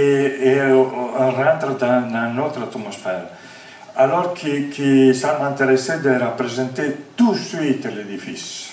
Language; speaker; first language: French; non-native, fluent; Italian